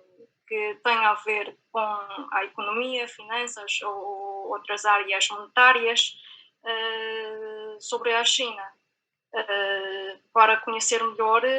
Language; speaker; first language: Portuguese; non-native, fluent; Chinese